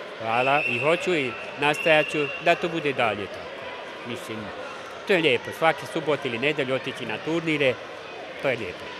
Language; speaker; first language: Bosnian; non-native, local second language; Hungarian